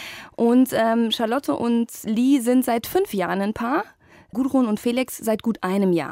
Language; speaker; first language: German; native; German